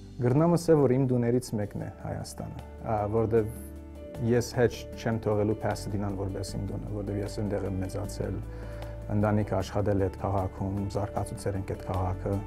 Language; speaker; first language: Armenian; early bilingual, heritage; Armenian